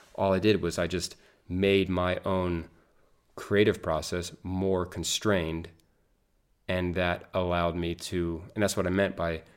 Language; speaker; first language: English; native; English